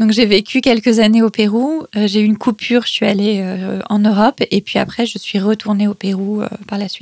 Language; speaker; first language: French; native; French